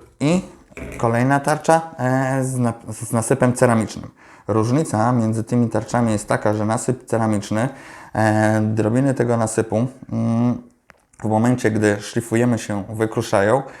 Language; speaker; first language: Polish; native; Polish